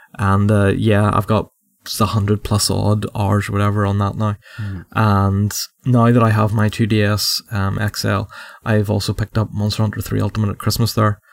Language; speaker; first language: English; native; English